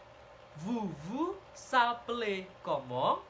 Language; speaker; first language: French; non-native, learner; Indonesian